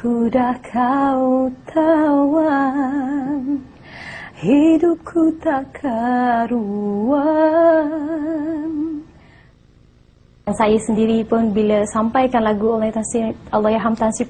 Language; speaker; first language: Malay; native; Malay